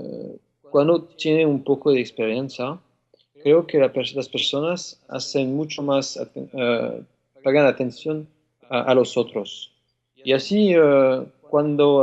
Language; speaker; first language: Spanish; non-native, fluent; French